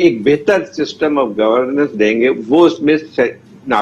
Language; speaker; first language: Urdu; native; Urdu